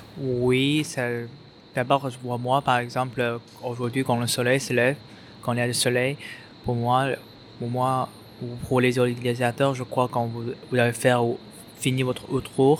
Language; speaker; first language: French; non-native, fluent; Chinese